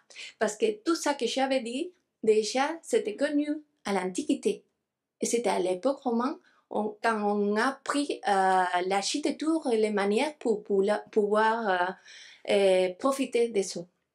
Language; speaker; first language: French; non-native, fluent; Spanish